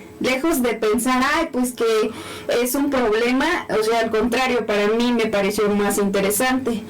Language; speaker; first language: Spanish; non-native, local second language; Nahuatl languages